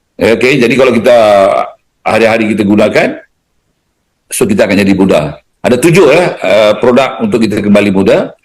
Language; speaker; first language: Malay; native; Malay